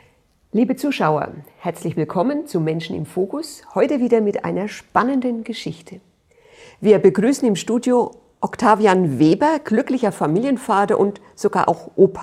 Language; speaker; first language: German; native; German